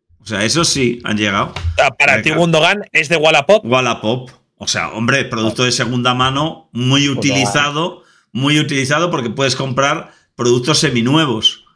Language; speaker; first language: Spanish; native; Spanish